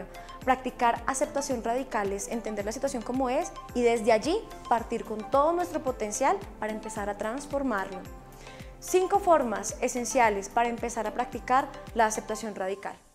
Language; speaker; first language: Spanish; native; Spanish